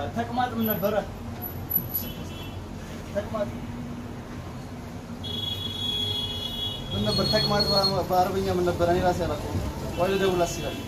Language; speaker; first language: Arabic; non-native, learner; Amharic